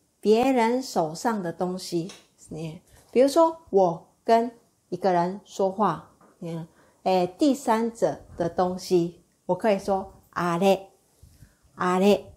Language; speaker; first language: Chinese; non-native, fluent; Japanese